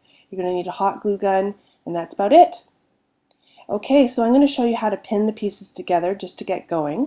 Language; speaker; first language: English; native; English